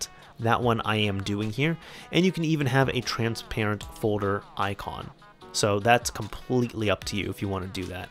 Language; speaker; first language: English; native; English